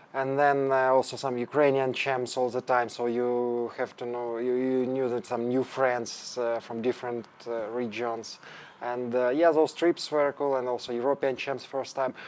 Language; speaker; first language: English; non-native, fluent; Ukrainian